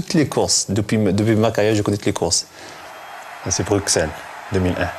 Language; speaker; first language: French; non-native, local second language; Arabic